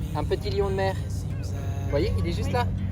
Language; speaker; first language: French; native; French